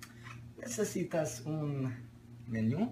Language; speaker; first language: Spanish; non-native, learner; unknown